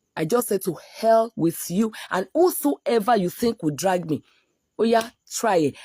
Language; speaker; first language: English; non-native, local second language; Yoruba